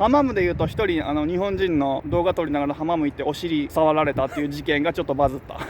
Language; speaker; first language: Japanese; native; Japanese